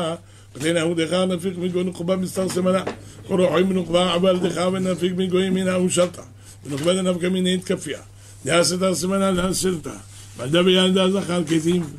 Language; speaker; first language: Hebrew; native; Hebrew